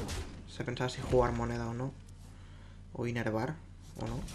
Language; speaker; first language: Spanish; native; Spanish